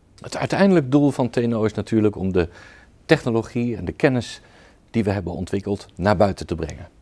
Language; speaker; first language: Dutch; native; Dutch